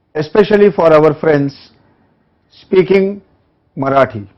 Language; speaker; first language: English; non-native, local second language; Marathi